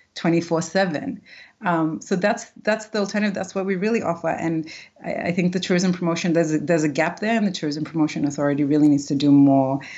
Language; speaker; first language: English; early bilingual, other home language; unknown